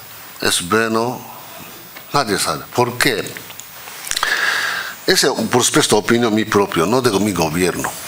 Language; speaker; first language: Spanish; non-native, fluent; Japanese